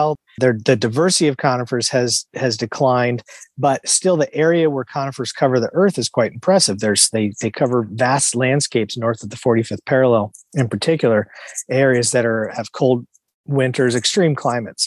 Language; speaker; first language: English; native; English